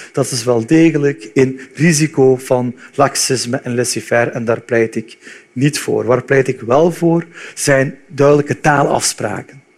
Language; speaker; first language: Dutch; early bilingual, other home language; Turkish